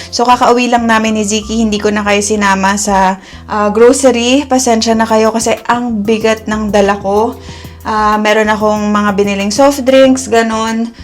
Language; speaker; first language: Filipino; native; Filipino